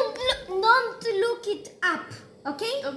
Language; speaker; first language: English; non-native, learner; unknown